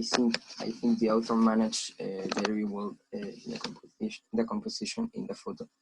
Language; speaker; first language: English; non-native, fluent; Spanish